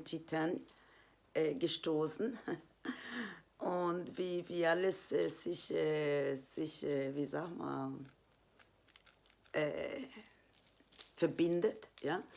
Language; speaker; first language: German; non-native, fluent; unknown